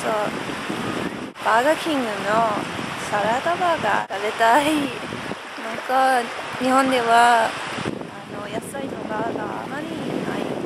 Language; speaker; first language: Japanese; non-native, fluent; English